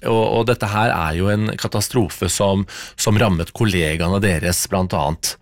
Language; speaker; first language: Norwegian; native; Norwegian